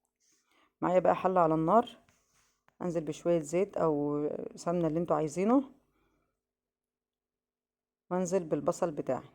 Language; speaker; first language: Arabic; native; Arabic